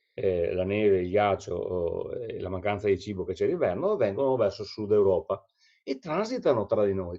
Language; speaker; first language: Italian; native; Italian